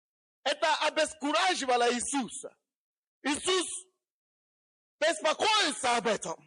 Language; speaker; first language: Russian; non-native, fluent; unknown